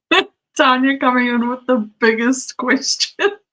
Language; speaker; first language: English; native; English